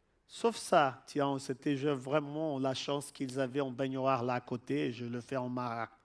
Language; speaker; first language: French; non-native, fluent; Portuguese